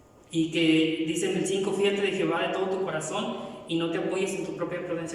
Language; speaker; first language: Spanish; native; Spanish